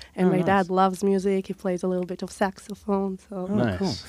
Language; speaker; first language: English; non-native, fluent; Hebrew